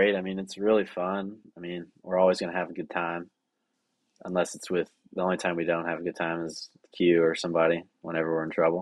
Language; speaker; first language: English; native; English